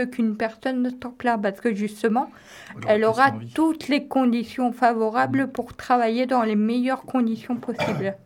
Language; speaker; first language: French; native; French